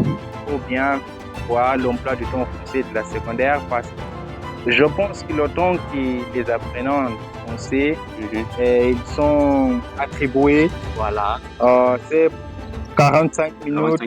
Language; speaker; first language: French; non-native, fluent; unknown